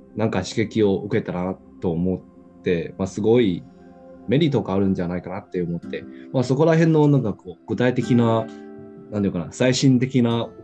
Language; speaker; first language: Japanese; non-native, fluent; Chinese